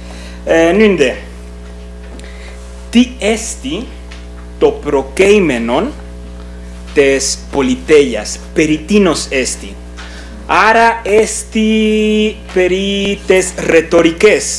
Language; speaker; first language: Greek; non-native, fluent; Spanish